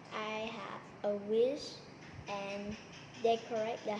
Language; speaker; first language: English; non-native, learner; Vietnamese